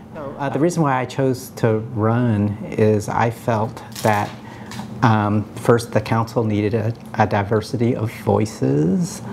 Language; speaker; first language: English; native; English